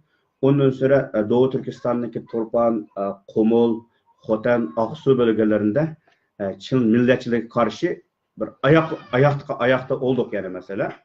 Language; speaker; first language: Turkish; non-native, learner; Uyghur